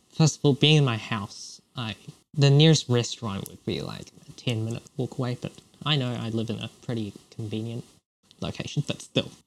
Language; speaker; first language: English; non-native, local second language; Cantonese